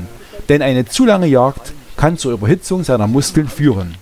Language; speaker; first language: German; native; German